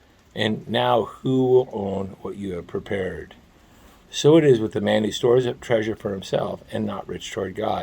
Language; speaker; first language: English; native; English